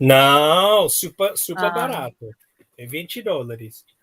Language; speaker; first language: Portuguese; non-native, learner; English